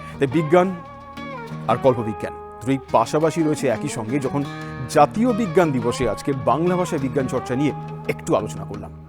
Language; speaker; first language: Bangla; native; Bangla